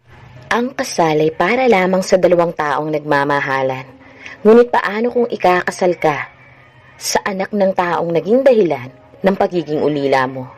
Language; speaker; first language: Filipino; native; Filipino